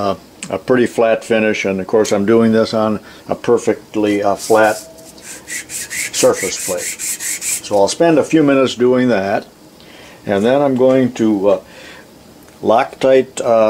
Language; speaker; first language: English; native; English